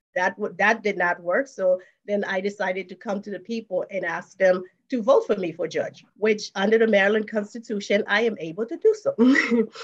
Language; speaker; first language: English; non-native, fluent; Haitian Creole